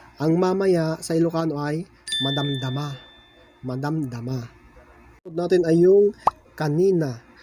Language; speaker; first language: Filipino; non-native, local second language; Iloko